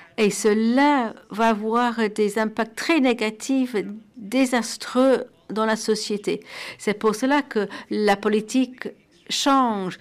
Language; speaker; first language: French; non-native, fluent; Portuguese